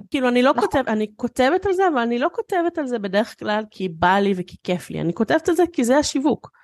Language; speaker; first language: Hebrew; native; Hebrew